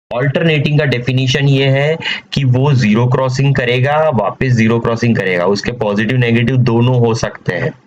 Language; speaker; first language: Hindi; non-native, local second language; Gujarati